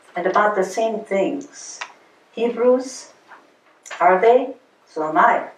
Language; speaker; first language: English; early bilingual, other home language; German